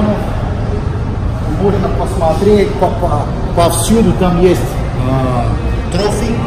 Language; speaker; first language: Russian; non-native, learner; Portuguese